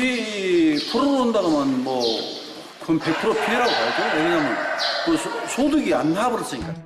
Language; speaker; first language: Korean; native; Korean